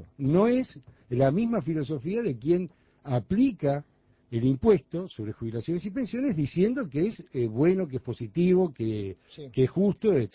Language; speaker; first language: Spanish; native; Spanish